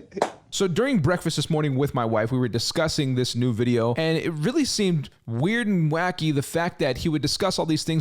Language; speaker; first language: English; native; English